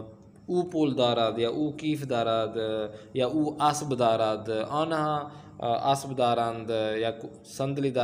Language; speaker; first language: Persian; non-native, fluent; Urdu